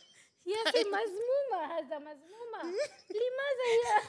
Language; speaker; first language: Arabic; non-native, learner; Malay